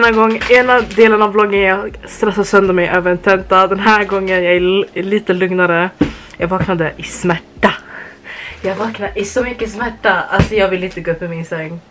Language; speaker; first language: Swedish; early bilingual, other home language; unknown